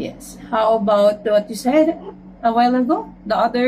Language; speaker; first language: English; non-native, local second language; Filipino